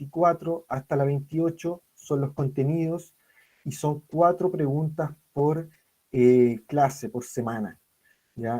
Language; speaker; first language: Spanish; native; Spanish